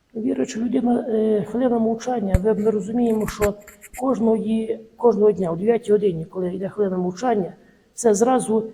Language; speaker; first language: Ukrainian; native; Ukrainian